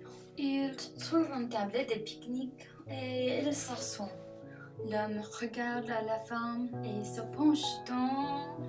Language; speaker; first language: French; non-native, learner; English